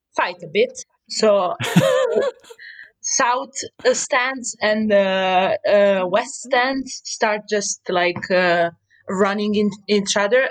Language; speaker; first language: English; non-native, fluent; Serbian